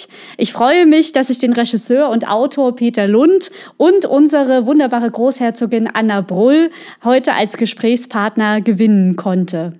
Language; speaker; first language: German; native; German